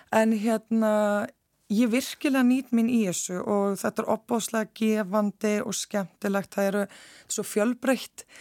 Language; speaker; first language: Icelandic; native; Icelandic